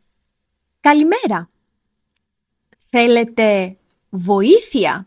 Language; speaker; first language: Greek; non-native, fluent; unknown